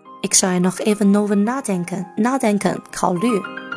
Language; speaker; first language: Dutch; non-native, learner; Chinese